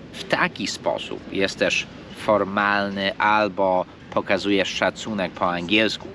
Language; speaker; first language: Polish; non-native, fluent; English